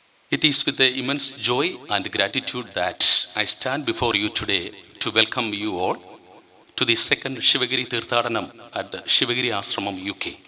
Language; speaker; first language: English; non-native, local second language; Malayalam